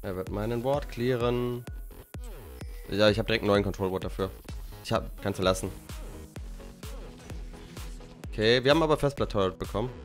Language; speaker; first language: German; native; German